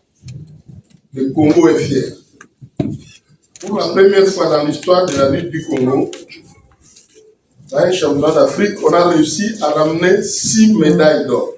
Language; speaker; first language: French; non-native, local second language; Lingala